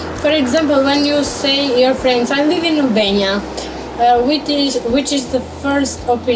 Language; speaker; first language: English; non-native, learner; Albanian